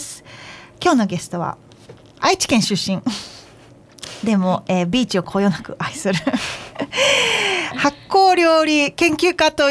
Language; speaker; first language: English; non-native, fluent; Japanese